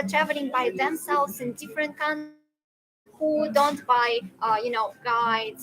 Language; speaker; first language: English; non-native, fluent; Russian